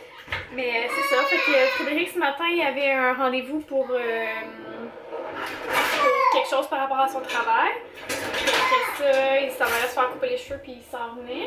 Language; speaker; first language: French; native; French